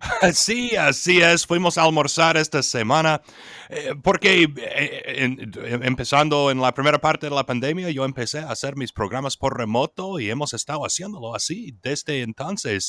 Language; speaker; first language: Spanish; non-native, fluent; English